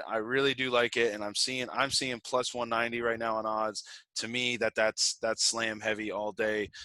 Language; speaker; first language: English; native; English